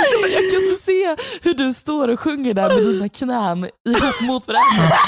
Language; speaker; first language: Swedish; native; Swedish